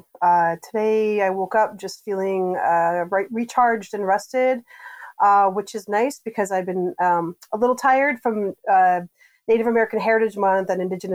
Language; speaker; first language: English; native; English